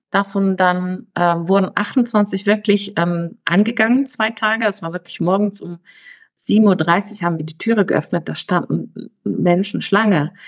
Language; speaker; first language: German; early bilingual, other home language; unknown